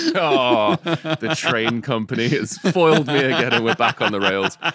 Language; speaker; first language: English; native; English